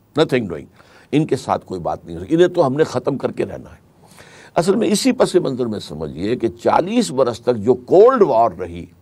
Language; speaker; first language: Urdu; native; Urdu